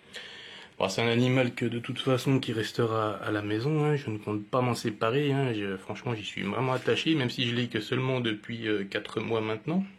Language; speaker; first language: French; native; French